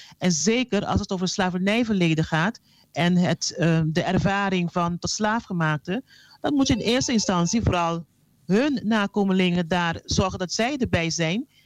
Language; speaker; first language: Dutch; non-native, local second language; Papiamento